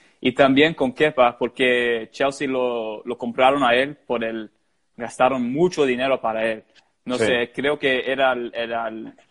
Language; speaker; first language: Spanish; early bilingual, heritage; Spanish